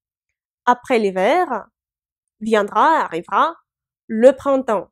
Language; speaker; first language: French; non-native, fluent; Russian